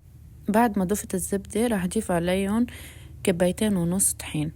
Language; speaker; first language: Arabic; native; Arabic